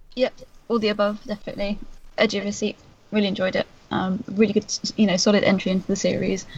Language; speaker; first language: English; native; English